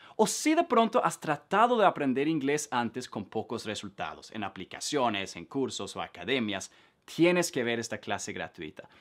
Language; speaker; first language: Spanish; non-native, fluent; Swedish